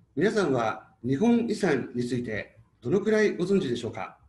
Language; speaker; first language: Japanese; native; Japanese